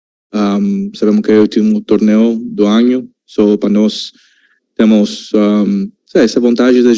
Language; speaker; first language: Portuguese; non-native, learner; English